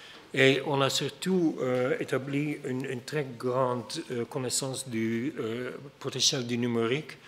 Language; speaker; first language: French; non-native, fluent; Dutch